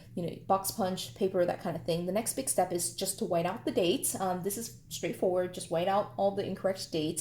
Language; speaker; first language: English; native; English